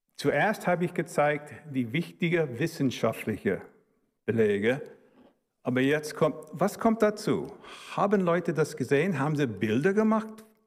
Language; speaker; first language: German; early bilingual, heritage; German